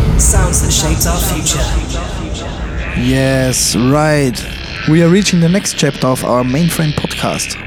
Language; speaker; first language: English; non-native, fluent; German